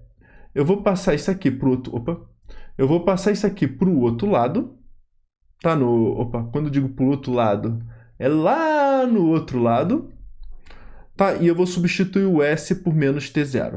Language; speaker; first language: Portuguese; native; Portuguese